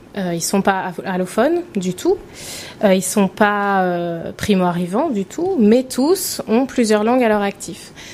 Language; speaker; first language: French; native; French